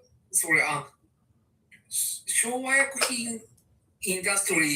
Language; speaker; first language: English; non-native, learner; Japanese